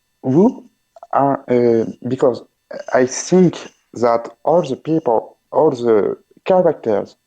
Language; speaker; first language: English; non-native, learner; French